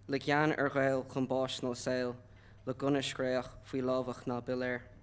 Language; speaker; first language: Irish; non-native, local second language; English